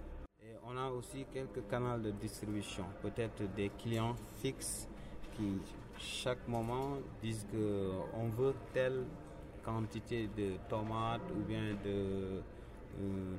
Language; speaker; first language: French; non-native, local second language; Wolof